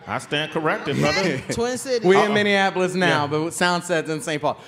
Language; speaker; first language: English; native; English